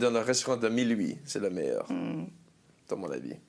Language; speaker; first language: French; non-native, learner; English